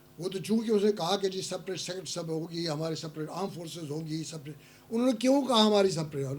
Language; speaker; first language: Urdu; non-native, local second language; Pashto